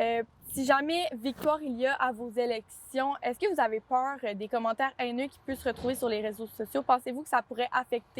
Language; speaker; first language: French; native; French